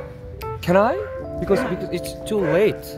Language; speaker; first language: English; non-native, learner; Korean